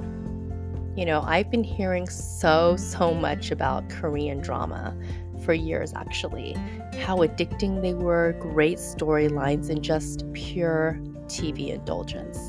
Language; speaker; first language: English; early bilingual, other home language; Chinese